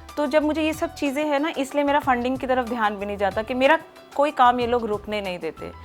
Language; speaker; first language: Hindi; native; Hindi